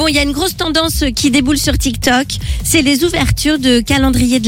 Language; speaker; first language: French; native; French